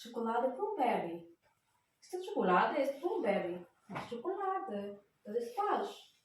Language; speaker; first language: German; non-native, learner; Filipino